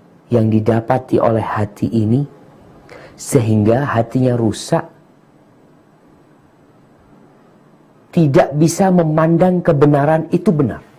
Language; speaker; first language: Indonesian; native; Indonesian